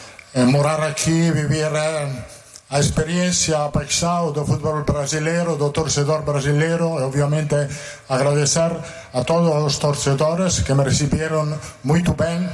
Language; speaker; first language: Portuguese; non-native, fluent; Italian